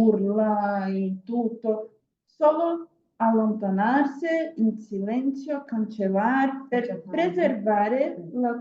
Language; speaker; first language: Italian; non-native, learner; Portuguese